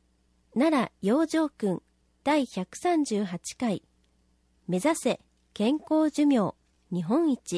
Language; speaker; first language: Japanese; native; Japanese